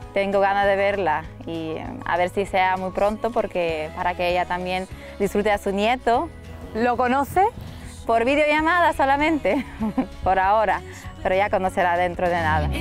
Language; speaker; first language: Spanish; non-native, fluent; Lithuanian